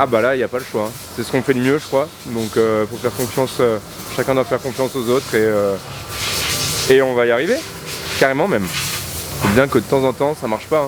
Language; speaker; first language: French; native; French